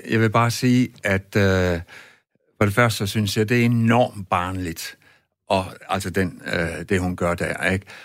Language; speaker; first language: Danish; native; Danish